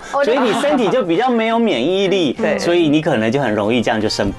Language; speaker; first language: Chinese; native; Chinese